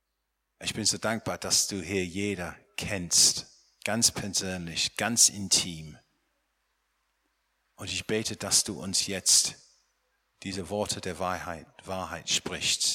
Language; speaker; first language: German; non-native, fluent; English